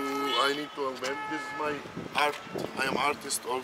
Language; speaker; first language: English; non-native, learner; Arabic